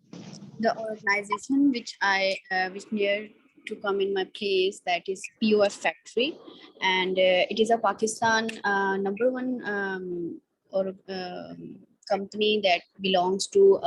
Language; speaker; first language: English; non-native, learner; Urdu